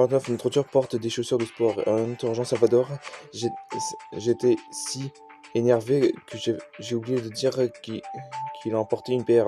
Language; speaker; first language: French; native; French